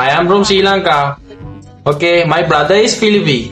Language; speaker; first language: English; non-native, learner; Sinhala